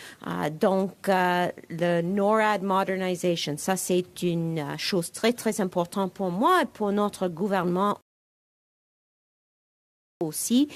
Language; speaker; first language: French; non-native, learner; English